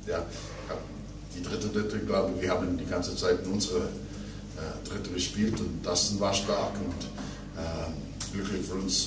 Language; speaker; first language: German; non-native, fluent; English